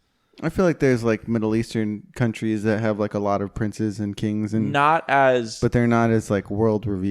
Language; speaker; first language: English; native; English